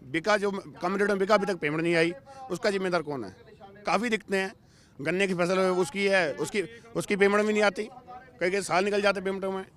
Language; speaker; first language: Hindi; native; Hindi